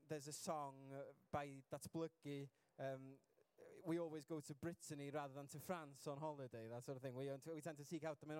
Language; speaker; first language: English; non-native, local second language; Welsh